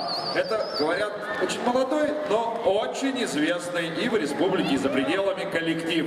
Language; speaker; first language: Russian; native; Russian